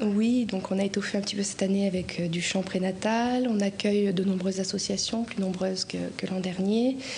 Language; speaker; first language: French; native; French